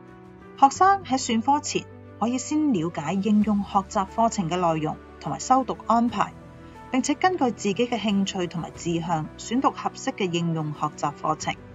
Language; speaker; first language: Chinese; non-native, local second language; Cantonese